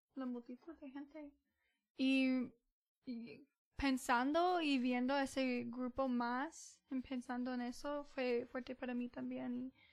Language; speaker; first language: Spanish; early bilingual, heritage; Spanish